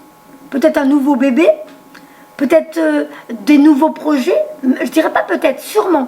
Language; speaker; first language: French; native; French